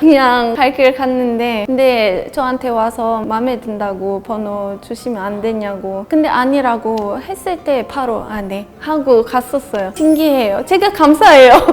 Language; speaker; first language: Korean; non-native, fluent; Arabic